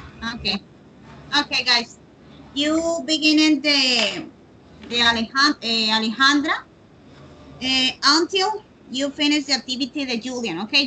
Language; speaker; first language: English; non-native, learner; Spanish